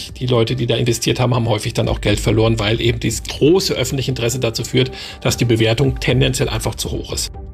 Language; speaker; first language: German; native; German